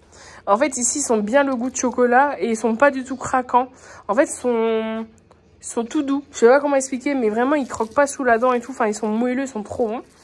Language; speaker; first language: French; native; French